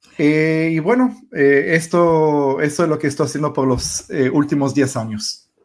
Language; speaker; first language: Spanish; early bilingual, heritage; Spanish